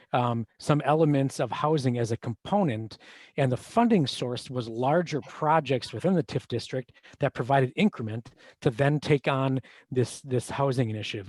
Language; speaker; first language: English; native; English